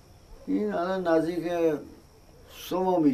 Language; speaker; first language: Persian; non-native, local second language; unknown